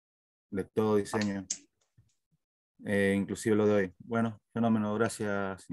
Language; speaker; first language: Spanish; native; Spanish